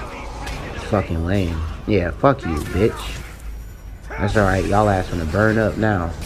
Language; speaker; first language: English; native; English